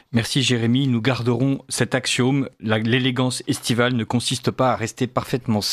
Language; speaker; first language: French; native; French